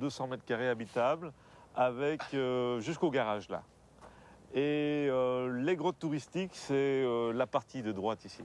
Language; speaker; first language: French; native; French